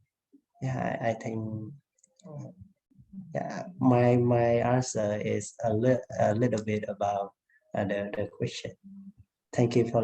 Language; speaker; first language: English; non-native, learner; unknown